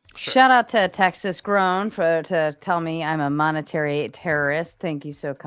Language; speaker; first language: English; native; English